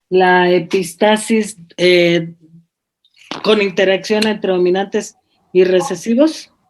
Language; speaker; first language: Spanish; native; Spanish